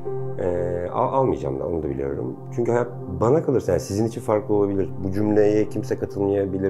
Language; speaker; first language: Turkish; native; Turkish